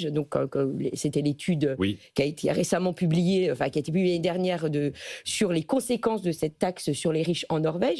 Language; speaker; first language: French; native; French